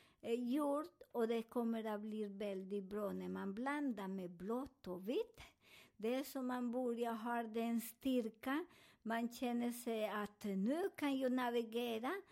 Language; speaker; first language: Swedish; non-native, learner; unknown